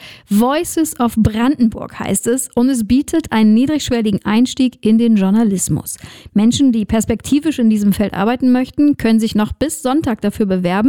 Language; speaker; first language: German; native; German